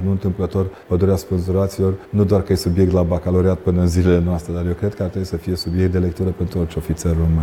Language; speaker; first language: Romanian; native; Romanian